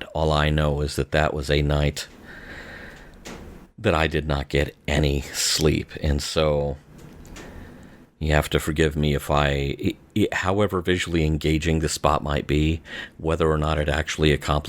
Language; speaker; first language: English; native; English